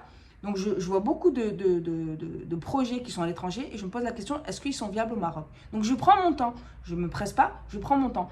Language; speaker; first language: French; native; French